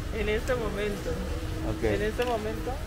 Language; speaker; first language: Spanish; non-native, learner; English